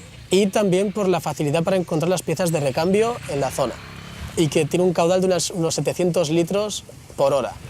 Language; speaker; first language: Spanish; native; Spanish